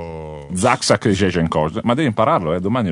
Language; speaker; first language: Italian; native; Italian